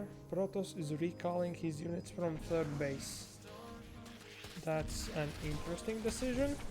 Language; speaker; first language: English; non-native, fluent; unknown